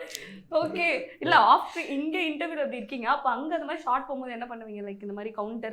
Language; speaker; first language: Tamil; native; Tamil